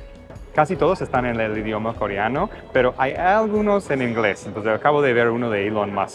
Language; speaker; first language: Spanish; non-native, fluent; English